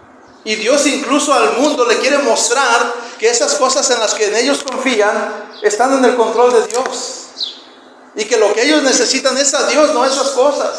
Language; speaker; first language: Spanish; native; Spanish